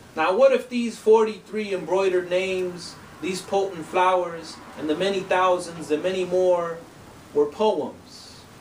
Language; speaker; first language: English; native; English